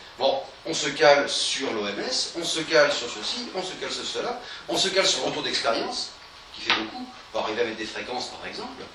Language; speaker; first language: French; native; French